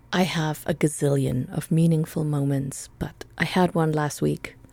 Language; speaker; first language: English; non-native, fluent; Spanish